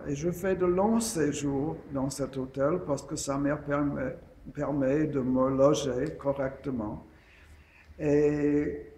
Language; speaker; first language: French; non-native, fluent; English